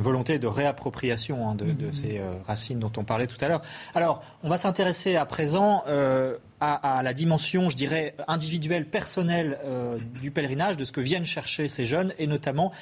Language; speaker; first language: French; native; French